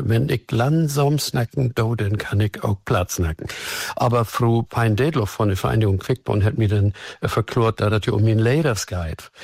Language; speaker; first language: German; native; German